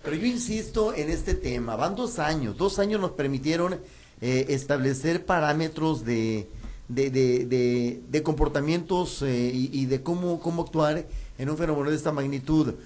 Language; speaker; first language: Spanish; native; Spanish